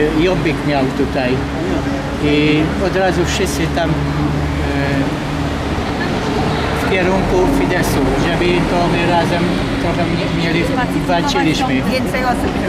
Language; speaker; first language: Polish; non-native, learner; Hungarian